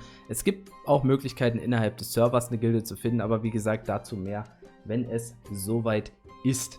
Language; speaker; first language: German; native; German